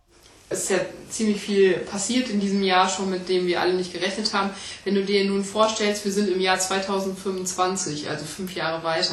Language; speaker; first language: German; native; German